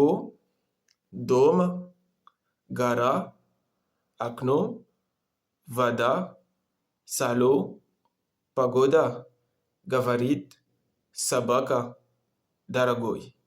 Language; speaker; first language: Russian; non-native, learner; Comorian